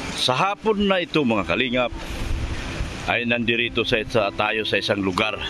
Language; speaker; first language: Filipino; native; Filipino